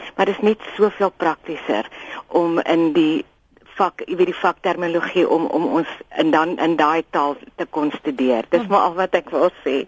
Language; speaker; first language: Afrikaans; native; Afrikaans